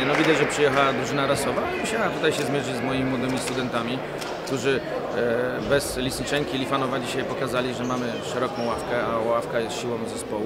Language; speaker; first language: Polish; native; Polish